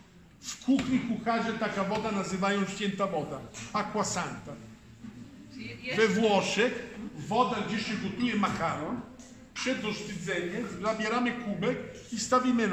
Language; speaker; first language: Polish; non-native, fluent; Italian